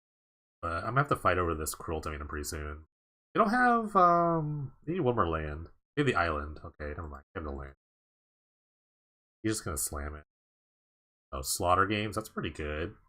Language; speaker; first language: English; native; English